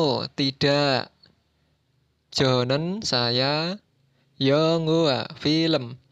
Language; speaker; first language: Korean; non-native, learner; Indonesian